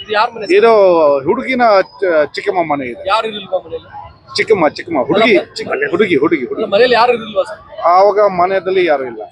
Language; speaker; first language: Kannada; non-native, fluent; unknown